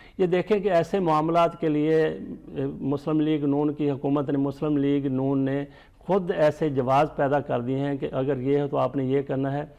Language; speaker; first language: Urdu; native; Urdu